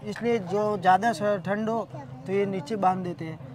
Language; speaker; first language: Hindi; non-native, local second language; Gujarati